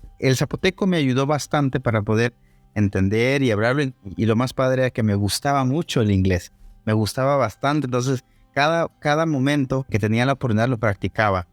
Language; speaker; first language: Spanish; non-native, local second language; Zapotec